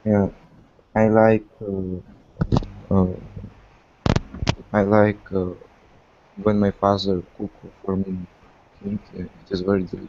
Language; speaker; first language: English; non-native, learner; Russian